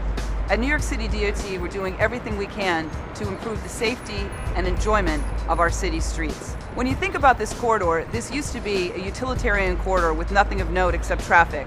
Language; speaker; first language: English; native; English